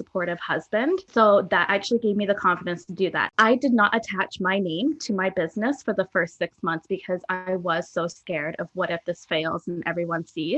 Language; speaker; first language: English; native; English